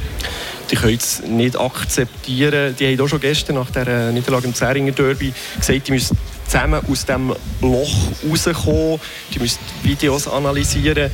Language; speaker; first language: German; native; German